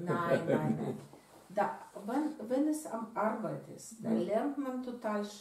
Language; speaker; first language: German; non-native, learner; Russian